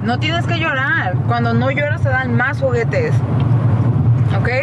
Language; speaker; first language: Spanish; early bilingual, heritage; English